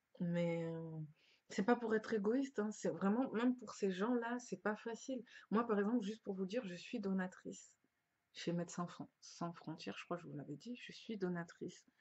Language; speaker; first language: French; early bilingual, other home language; Lingala